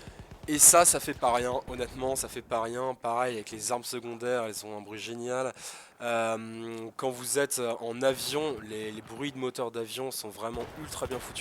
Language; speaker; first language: French; native; French